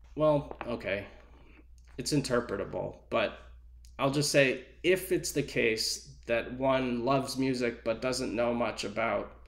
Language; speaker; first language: English; native; English